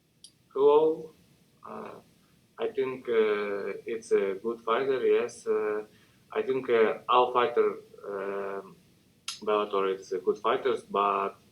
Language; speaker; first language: English; non-native, learner; Russian